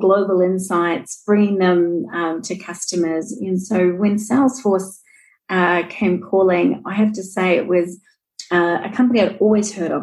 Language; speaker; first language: English; native; English